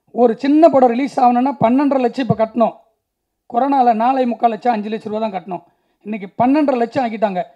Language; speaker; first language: Tamil; native; Tamil